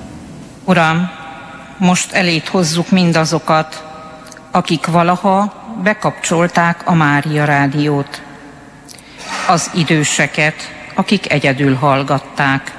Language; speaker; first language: Hungarian; native; Hungarian